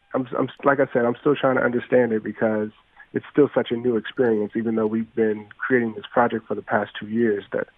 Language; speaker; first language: English; native; English